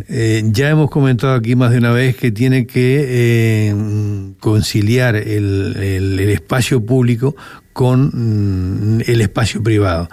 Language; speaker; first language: Spanish; native; Spanish